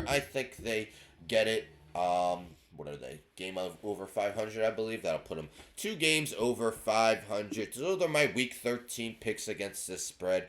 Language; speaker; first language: English; native; English